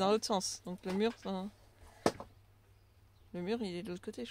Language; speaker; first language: French; native; French